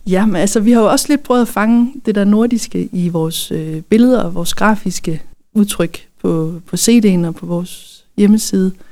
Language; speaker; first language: Danish; native; Danish